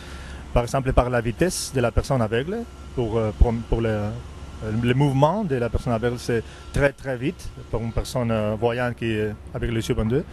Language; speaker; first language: French; non-native, fluent; Spanish